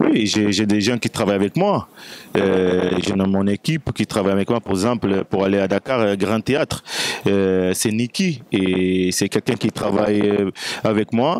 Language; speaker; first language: French; non-native, fluent; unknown